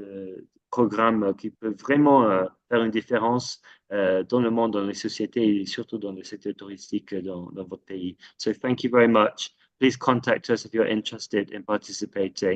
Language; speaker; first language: French; non-native, fluent; English